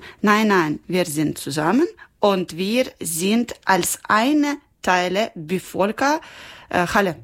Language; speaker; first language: German; non-native, learner; Ukrainian